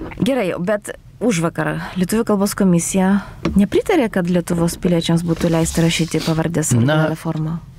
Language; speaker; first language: Lithuanian; non-native, local second language; Polish